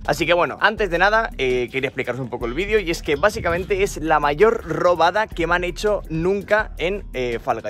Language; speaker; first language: Spanish; native; Spanish